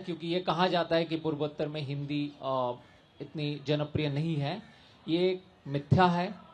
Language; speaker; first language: Hindi; non-native, local second language; Assamese